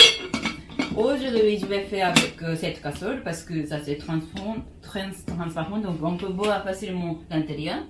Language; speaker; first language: French; non-native, learner; Japanese